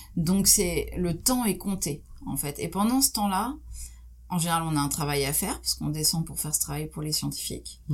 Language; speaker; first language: French; native; French